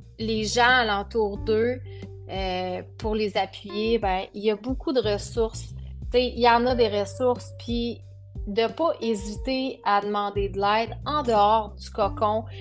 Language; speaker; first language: French; native; French